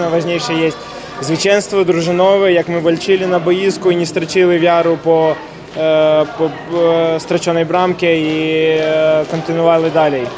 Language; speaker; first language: Polish; non-native, learner; Ukrainian